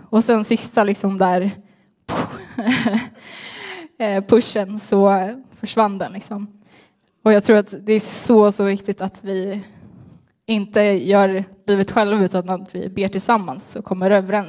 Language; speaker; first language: Swedish; native; Swedish